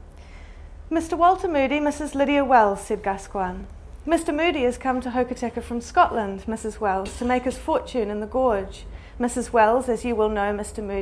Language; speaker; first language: English; native; English